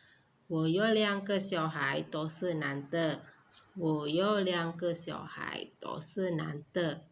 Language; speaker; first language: Chinese; non-native, learner; Indonesian